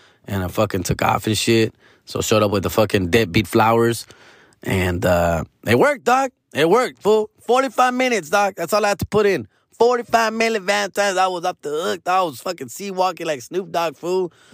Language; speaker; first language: English; early bilingual, other home language; Spanish